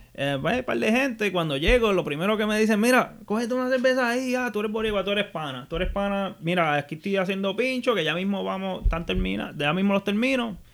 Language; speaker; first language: Spanish; native; Spanish